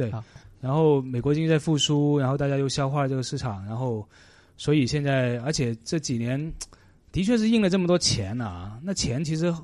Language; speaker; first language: Chinese; non-native, local second language; Cantonese